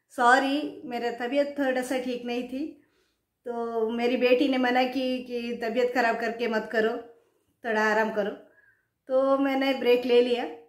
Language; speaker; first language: Hindi; non-native, local second language; Kannada